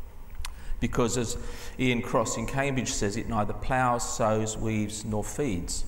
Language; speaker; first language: English; native; English